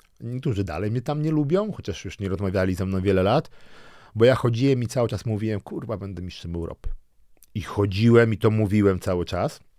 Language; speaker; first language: Polish; early bilingual, other home language; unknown